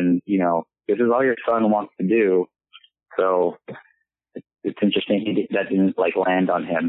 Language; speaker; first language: English; native; English